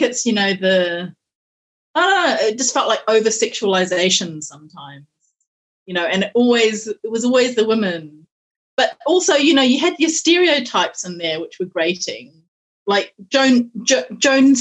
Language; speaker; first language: English; native; English